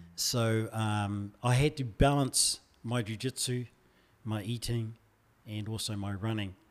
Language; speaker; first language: English; native; English